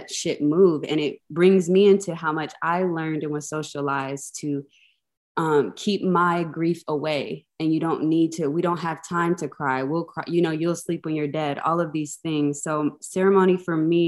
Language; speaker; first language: English; native; English